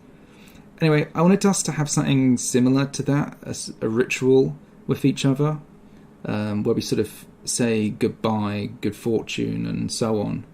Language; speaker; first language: English; native; English